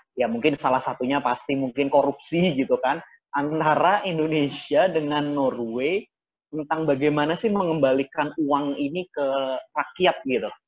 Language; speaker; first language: Indonesian; native; Indonesian